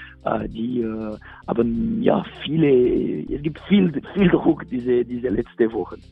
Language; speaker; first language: German; non-native, local second language; French